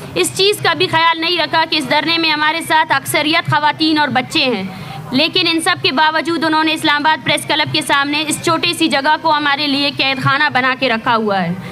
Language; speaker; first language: Urdu; non-native, local second language; Baluchi